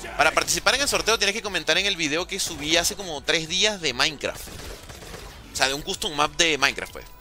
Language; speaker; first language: Spanish; native; Spanish